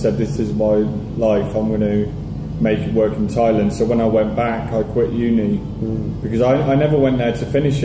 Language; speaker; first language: English; native; English